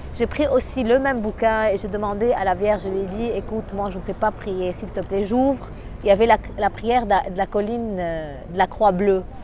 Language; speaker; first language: French; non-native, local second language; Arabic